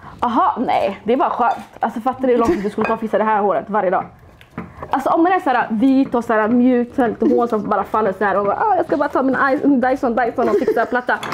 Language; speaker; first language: Swedish; early bilingual, other home language; Somali